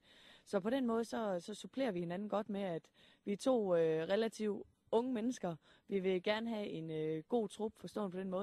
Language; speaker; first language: Danish; native; Danish